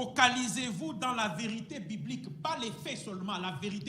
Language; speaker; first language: French; non-native, fluent; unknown